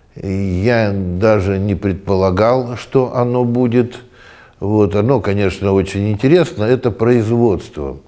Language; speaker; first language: Russian; native; Russian